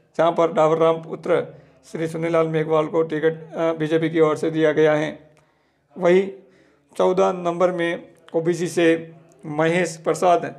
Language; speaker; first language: Hindi; native; Hindi